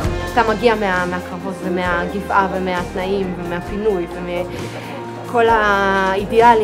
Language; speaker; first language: Hebrew; native; Hebrew